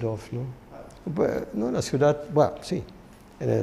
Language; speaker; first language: Spanish; non-native, fluent; German